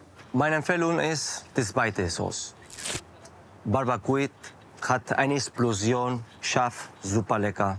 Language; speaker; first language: German; non-native, learner; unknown